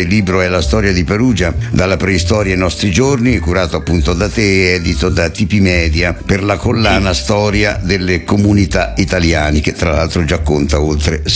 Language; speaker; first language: Italian; native; Italian